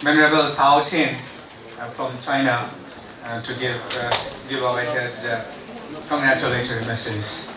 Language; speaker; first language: English; non-native, local second language; Nepali